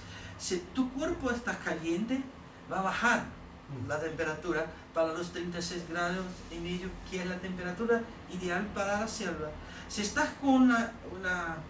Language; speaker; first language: Spanish; non-native, learner; Portuguese